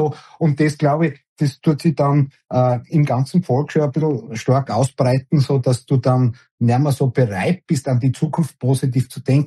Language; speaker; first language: German; native; German